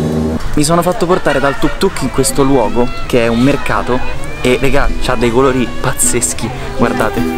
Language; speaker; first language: Italian; native; Italian